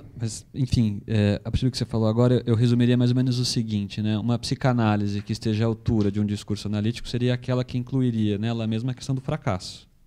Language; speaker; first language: Portuguese; native; Portuguese